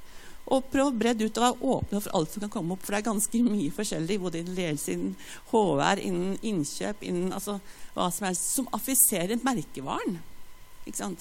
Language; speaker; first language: Norwegian; native; Norwegian